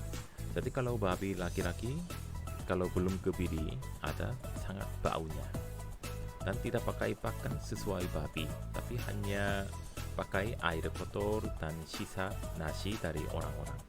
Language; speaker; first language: Indonesian; non-native, fluent; Korean